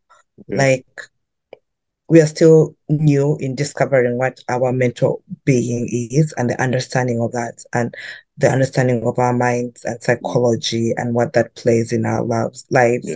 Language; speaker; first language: English; non-native, local second language; Ganda